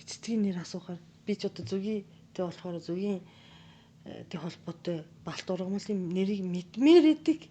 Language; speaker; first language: Mongolian; non-native, fluent; Japanese